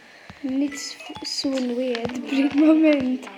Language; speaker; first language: Welsh; native; Welsh